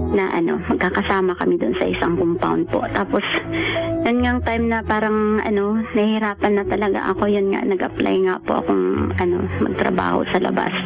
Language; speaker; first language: Filipino; non-native, local second language; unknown